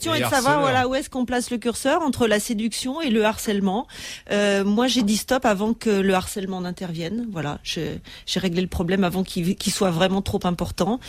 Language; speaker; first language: French; native; French